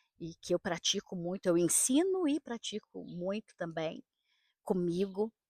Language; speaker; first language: Portuguese; native; Portuguese